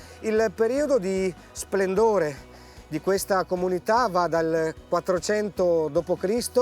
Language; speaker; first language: Italian; native; Italian